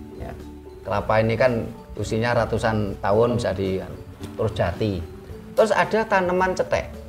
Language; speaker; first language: Indonesian; non-native, local second language; Javanese